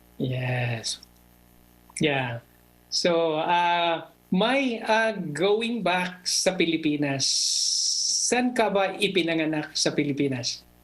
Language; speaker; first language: Filipino; non-native, local second language; Cebuano